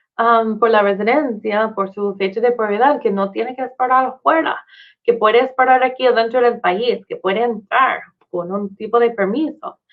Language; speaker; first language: Spanish; non-native, fluent; English